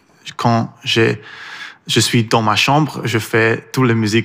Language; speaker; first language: French; non-native, learner; Persian